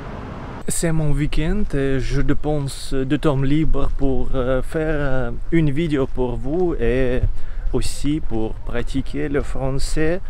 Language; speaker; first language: French; non-native, learner; Russian